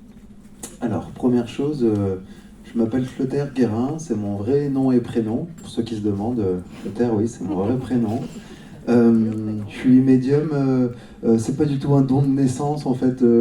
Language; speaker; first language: French; native; French